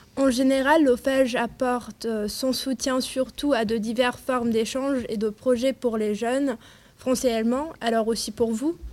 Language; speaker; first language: French; non-native, fluent; German